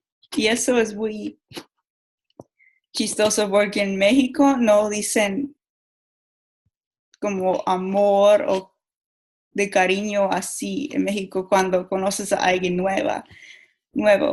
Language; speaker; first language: Spanish; non-native, learner; English